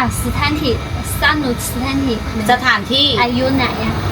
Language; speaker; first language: Thai; non-native, learner; Chinese